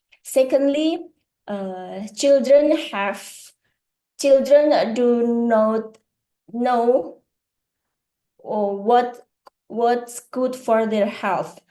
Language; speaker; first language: English; non-native, learner; Indonesian